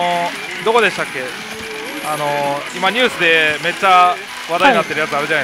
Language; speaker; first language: Japanese; native; Japanese